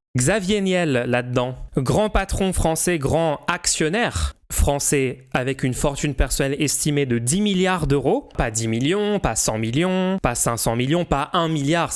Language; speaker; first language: French; native; French